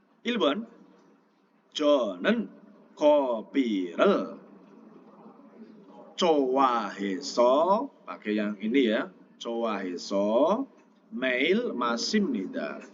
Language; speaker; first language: Korean; non-native, fluent; Indonesian